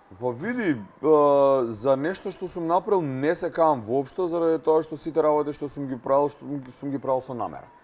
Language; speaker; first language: Macedonian; native; Macedonian